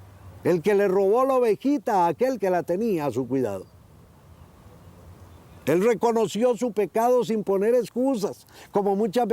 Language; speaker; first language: Spanish; native; Spanish